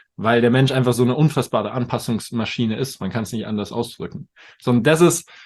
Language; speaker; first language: German; native; German